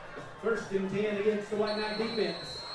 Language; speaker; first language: English; native; English